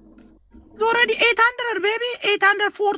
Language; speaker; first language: English; non-native, learner; Amharic